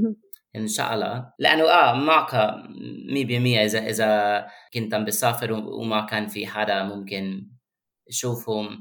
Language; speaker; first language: Arabic; non-native, fluent; English